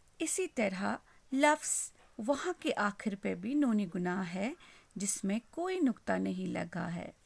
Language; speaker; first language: Urdu; non-native, local second language; Kashmiri